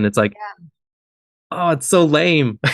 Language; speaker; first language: English; native; English